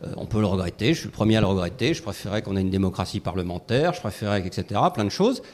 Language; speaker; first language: French; native; French